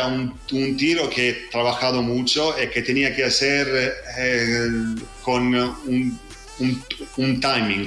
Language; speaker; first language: Spanish; non-native, fluent; Italian